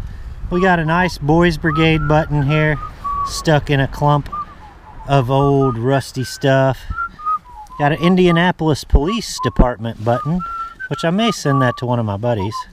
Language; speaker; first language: English; native; English